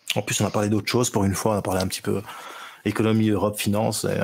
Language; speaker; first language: French; native; French